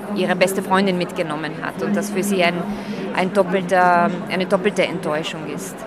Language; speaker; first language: German; early bilingual, other home language; Slovak